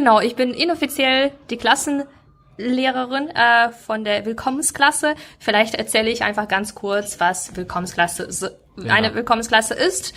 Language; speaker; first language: German; non-native, fluent; Ukrainian